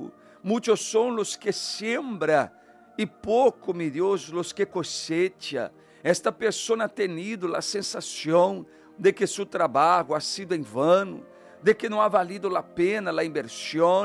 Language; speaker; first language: Spanish; non-native, fluent; Portuguese